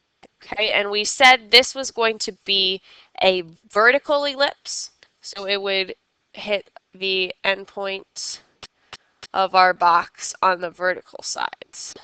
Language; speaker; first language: English; native; English